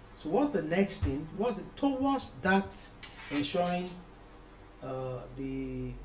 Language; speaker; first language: English; non-native, local second language; Yoruba